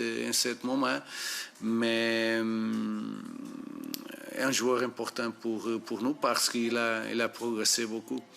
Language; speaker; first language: French; non-native, fluent; Portuguese